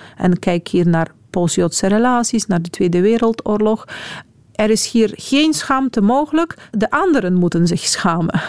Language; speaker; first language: Dutch; non-native, fluent; Polish